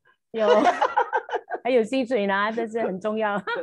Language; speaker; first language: Chinese; native; Chinese